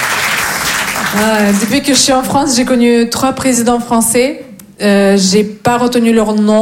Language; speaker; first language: French; non-native, fluent; Russian